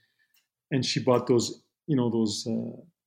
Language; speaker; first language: English; non-native, fluent; Italian